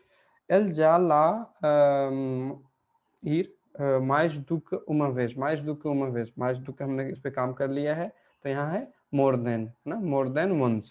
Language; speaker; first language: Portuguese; non-native, fluent; Hindi